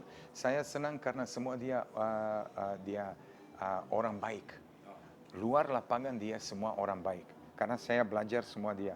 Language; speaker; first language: Indonesian; non-native, fluent; Serbian